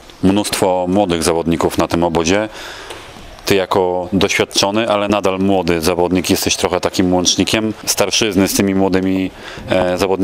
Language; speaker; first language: Polish; native; Polish